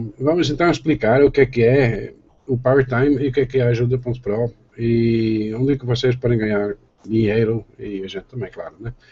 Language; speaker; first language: Portuguese; non-native, fluent; Dutch